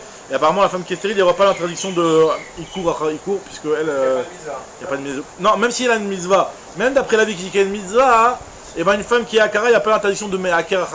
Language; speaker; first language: French; native; French